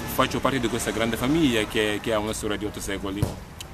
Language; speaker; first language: Italian; non-native, fluent; Mandingo